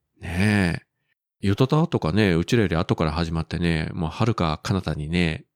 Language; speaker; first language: Japanese; native; Japanese